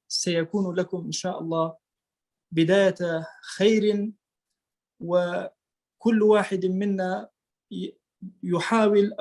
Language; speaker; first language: Arabic; non-native, local second language; Kurdish